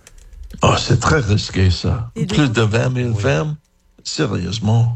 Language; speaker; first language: French; non-native, fluent; English